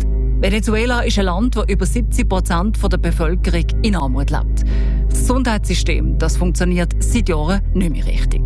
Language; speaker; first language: German; native; German